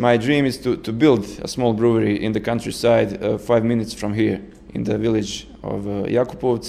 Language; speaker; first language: English; non-native, fluent; Serbian